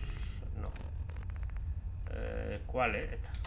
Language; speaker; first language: Spanish; native; Spanish